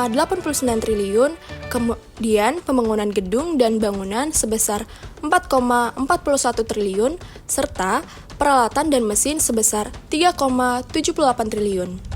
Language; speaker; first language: Indonesian; native; Indonesian